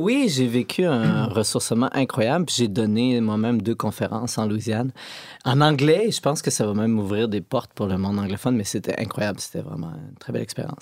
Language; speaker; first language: French; native; French